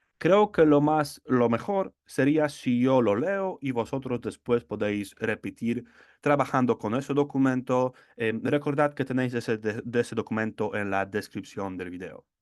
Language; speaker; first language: Spanish; non-native, fluent; Polish